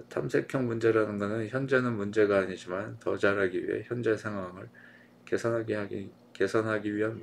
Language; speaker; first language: Korean; native; Korean